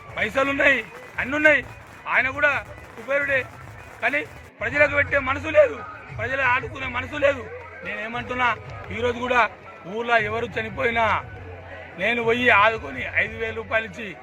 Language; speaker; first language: Telugu; native; Telugu